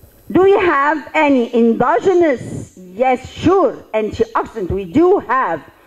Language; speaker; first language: English; non-native, fluent; Arabic